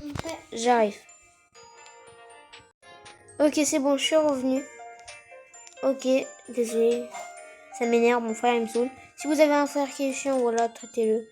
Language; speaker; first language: French; native; French